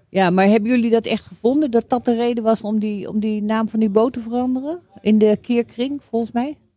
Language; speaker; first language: Dutch; native; Dutch